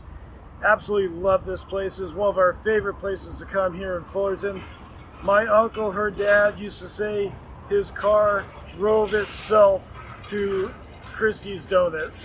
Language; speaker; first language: English; native; English